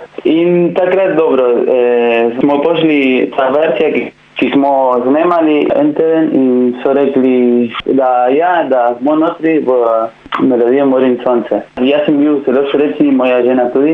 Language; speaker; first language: Slovenian; non-native, learner; Spanish